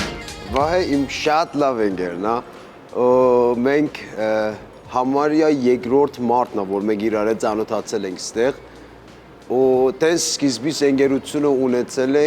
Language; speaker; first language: Armenian; non-native, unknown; Persian